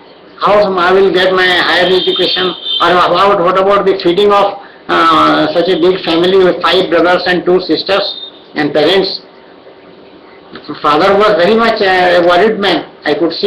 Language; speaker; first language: English; non-native, local second language; Odia